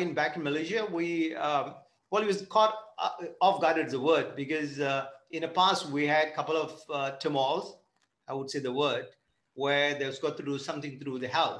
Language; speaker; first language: English; non-native, local second language; Tamil